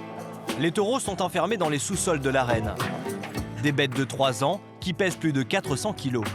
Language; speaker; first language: French; native; French